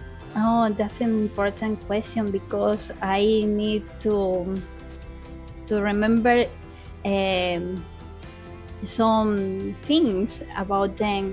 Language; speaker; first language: English; non-native, learner; Spanish